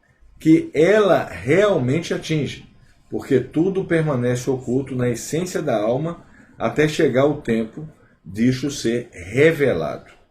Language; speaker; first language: Portuguese; native; Portuguese